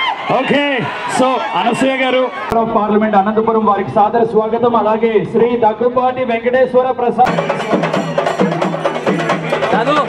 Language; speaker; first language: Telugu; native; Telugu